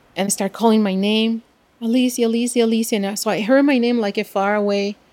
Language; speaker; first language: English; non-native, fluent; Spanish